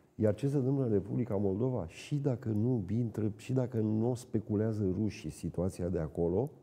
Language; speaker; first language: Romanian; native; Romanian